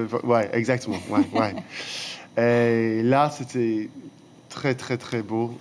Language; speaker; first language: French; non-native, fluent; English